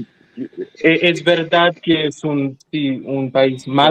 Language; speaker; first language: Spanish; non-native, learner; English